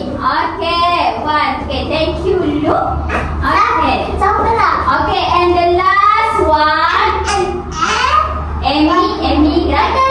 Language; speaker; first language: English; non-native, local second language; Malay